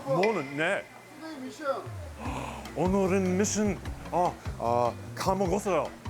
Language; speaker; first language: Korean; non-native, learner; English